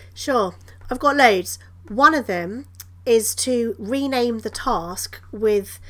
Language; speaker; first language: English; native; English